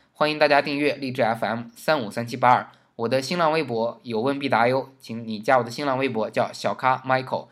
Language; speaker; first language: Chinese; native; Chinese